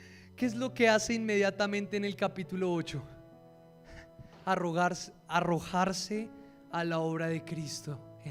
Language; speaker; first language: Spanish; native; Spanish